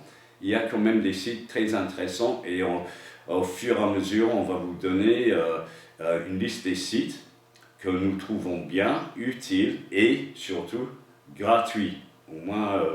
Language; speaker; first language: French; non-native, fluent; English